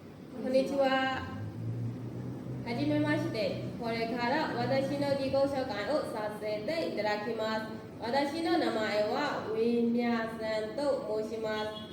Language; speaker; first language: Japanese; non-native, learner; Burmese